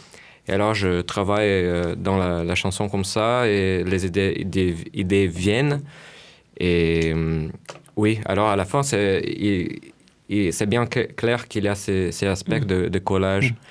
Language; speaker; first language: French; non-native, fluent; Portuguese